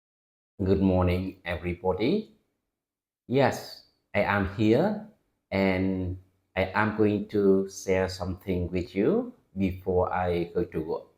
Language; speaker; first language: English; non-native, fluent; Vietnamese